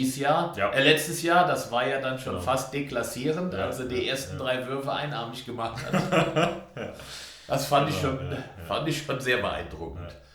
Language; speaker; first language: German; native; German